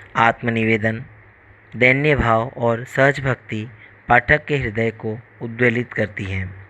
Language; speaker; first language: Hindi; native; Hindi